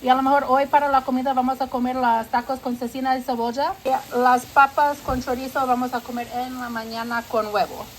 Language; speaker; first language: Spanish; non-native, learner; English